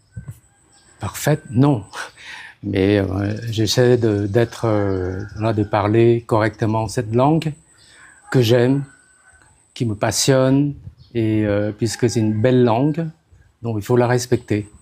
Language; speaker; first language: French; non-native, fluent; Khmer